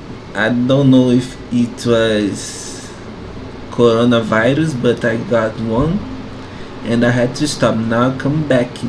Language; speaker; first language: English; non-native, fluent; Portuguese